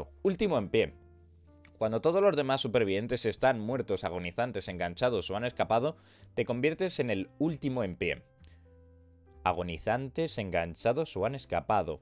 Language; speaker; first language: Spanish; native; Spanish